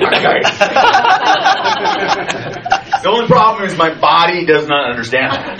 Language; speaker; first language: English; native; English